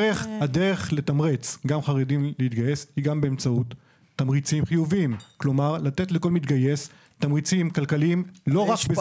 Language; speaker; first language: Hebrew; native; Hebrew